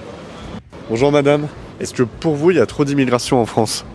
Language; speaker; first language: French; native; French